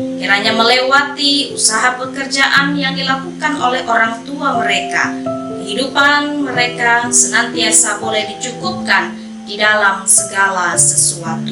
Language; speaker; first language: Indonesian; native; Indonesian